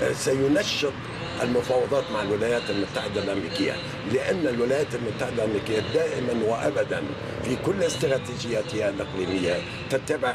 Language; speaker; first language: Arabic; non-native, fluent; Persian